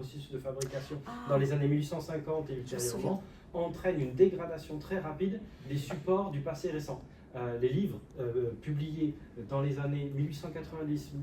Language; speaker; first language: French; native; French